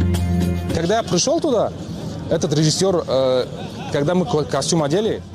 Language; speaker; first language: Russian; non-native, local second language; Tajik